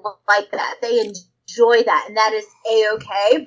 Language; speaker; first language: English; native; English